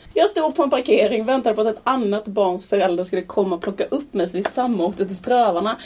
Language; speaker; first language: Swedish; native; Swedish